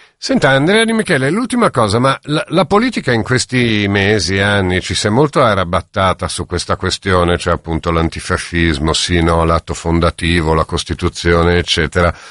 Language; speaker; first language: Italian; native; Italian